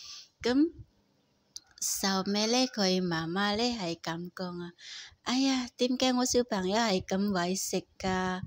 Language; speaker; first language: Cantonese; non-native, fluent; Indonesian